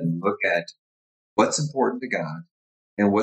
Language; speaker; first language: English; native; English